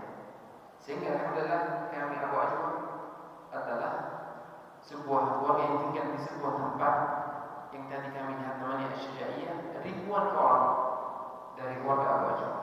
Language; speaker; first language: Indonesian; non-native, fluent; Arabic